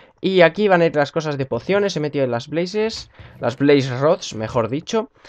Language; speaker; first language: Spanish; native; Spanish